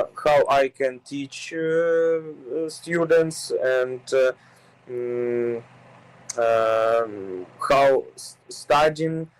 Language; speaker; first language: English; non-native, learner; Ukrainian